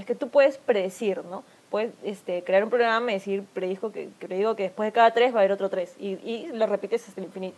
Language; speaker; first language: Spanish; native; Spanish